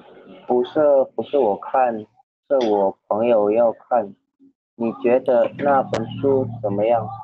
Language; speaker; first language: Chinese; non-native, learner; Indonesian